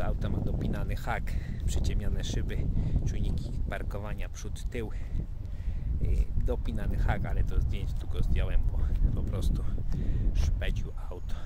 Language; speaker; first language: Polish; native; Polish